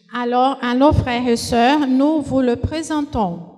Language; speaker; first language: French; non-native, fluent; Portuguese